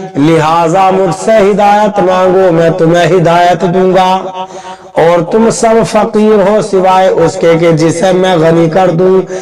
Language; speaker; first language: Urdu; native; Urdu